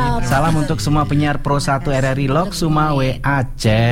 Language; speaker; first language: Indonesian; native; Indonesian